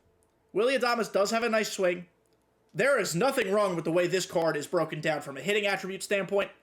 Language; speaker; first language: English; native; English